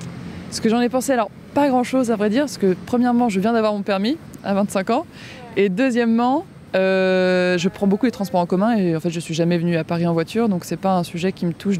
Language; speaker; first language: French; native; French